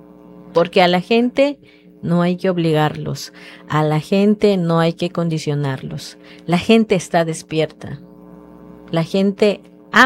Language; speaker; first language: Spanish; non-native, local second language; Yucateco